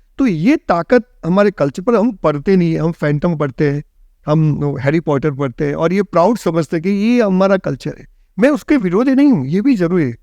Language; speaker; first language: Hindi; non-native, local second language; Gujarati